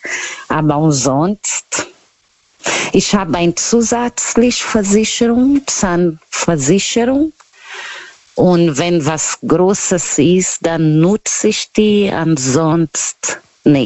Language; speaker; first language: German; non-native, learner; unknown